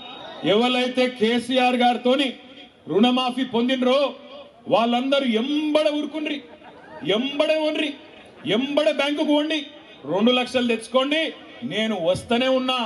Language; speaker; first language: Telugu; native; Telugu